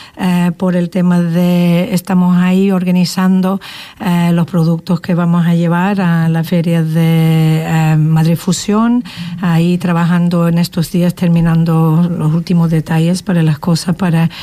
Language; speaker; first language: Spanish; non-native, fluent; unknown